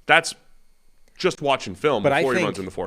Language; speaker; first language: English; native; English